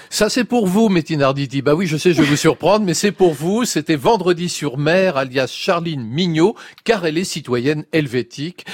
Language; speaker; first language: French; native; French